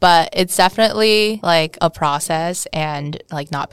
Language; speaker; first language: English; early bilingual, other home language; Vietnamese